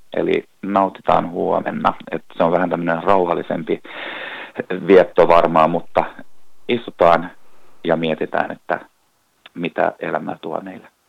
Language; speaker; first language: Finnish; early bilingual, heritage; Swedish